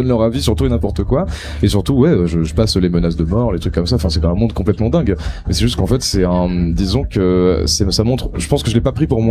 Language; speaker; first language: French; native; French